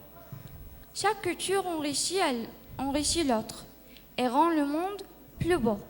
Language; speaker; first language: French; non-native, learner; Arabic